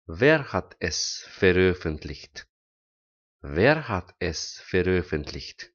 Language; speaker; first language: German; non-native, fluent; Romanian